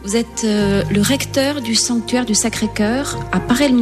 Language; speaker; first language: French; native; French